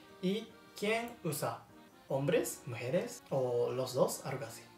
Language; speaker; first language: Spanish; non-native, learner; Japanese